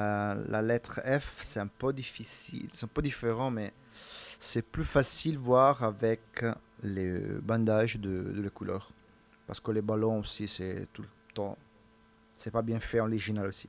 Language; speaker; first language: French; non-native, learner; Italian